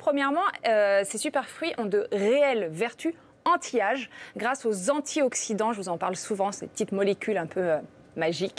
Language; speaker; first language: French; native; French